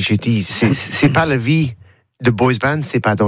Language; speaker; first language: French; non-native, learner; English